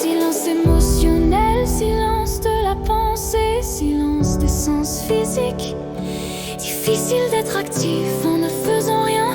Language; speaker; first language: French; native; French